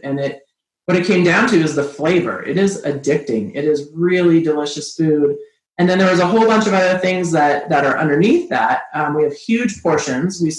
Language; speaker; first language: English; native; English